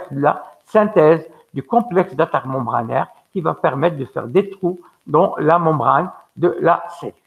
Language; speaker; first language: French; non-native, local second language; Arabic